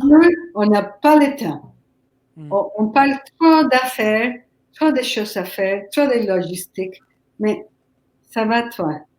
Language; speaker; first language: French; non-native, fluent; Spanish